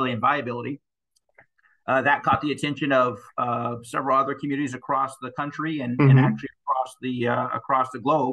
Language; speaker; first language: English; native; English